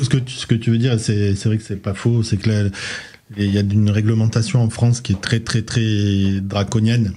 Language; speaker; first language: French; native; French